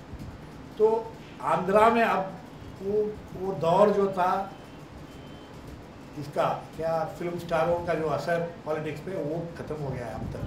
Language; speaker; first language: Hindi; non-native, local second language; Kannada